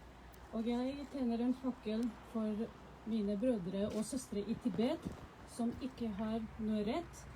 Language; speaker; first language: Norwegian; non-native, learner; Tibetan